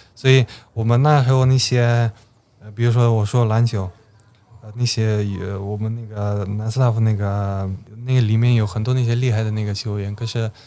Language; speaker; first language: Chinese; non-native, fluent; Slovenian